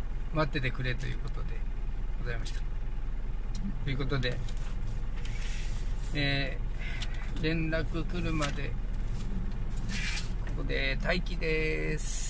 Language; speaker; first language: Japanese; native; Japanese